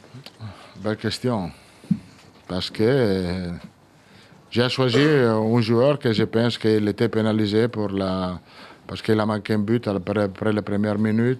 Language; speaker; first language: French; non-native, fluent; Italian